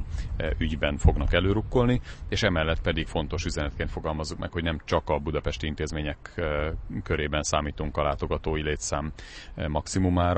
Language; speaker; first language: Hungarian; native; Hungarian